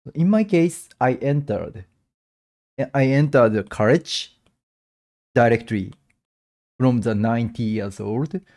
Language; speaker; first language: English; non-native, learner; Japanese